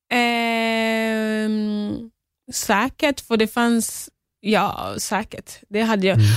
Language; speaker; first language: Swedish; early bilingual, other home language; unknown